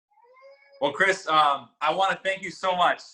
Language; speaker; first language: English; native; English